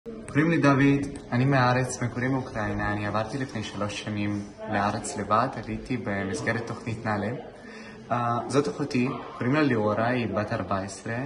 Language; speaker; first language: Hebrew; non-native, fluent; Russian